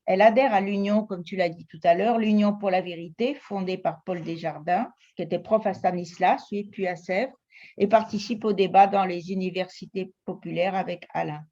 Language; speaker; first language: French; native; French